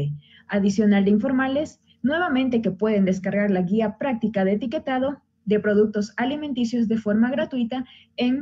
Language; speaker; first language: Spanish; native; Spanish